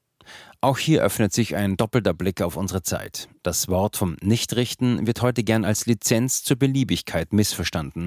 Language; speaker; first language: German; native; German